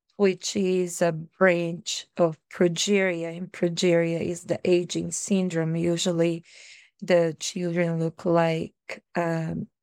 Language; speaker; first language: English; non-native, fluent; Portuguese